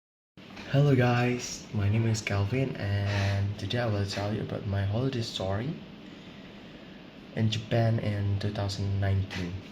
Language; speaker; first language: English; non-native, learner; Indonesian